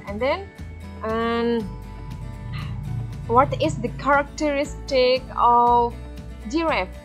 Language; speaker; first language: English; non-native, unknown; Indonesian